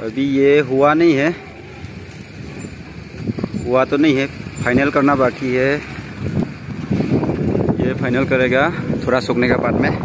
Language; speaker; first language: Hindi; non-native, local second language; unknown